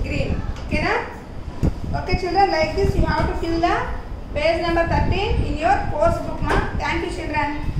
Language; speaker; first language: English; non-native, local second language; Telugu